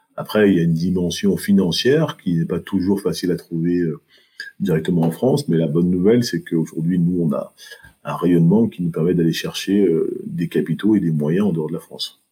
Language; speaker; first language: French; early bilingual, other home language; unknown